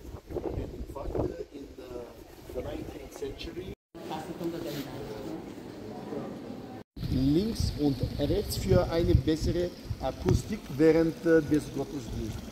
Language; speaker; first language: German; non-native, fluent; Bulgarian